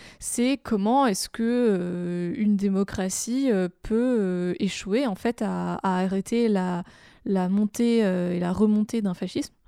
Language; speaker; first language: French; native; French